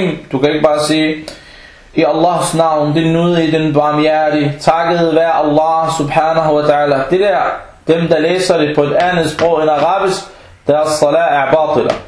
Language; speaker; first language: Danish; non-native, fluent; Arabic